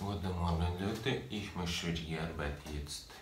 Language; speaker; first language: German; non-native, learner; Russian